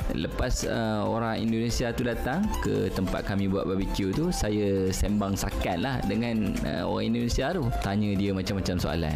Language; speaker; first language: Malay; native; Malay